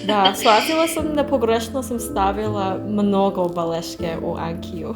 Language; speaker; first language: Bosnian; non-native, learner; English